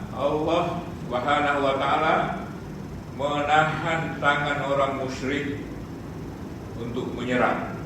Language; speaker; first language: Malay; native; Malay